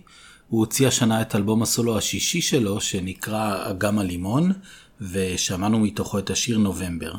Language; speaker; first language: Hebrew; native; Hebrew